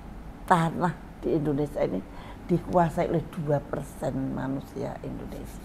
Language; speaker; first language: Indonesian; native; Indonesian